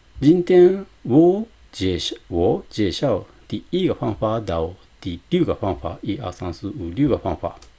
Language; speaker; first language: Chinese; non-native, learner; Japanese